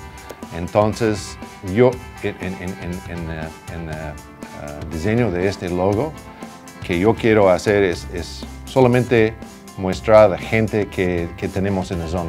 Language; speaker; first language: Spanish; non-native, learner; English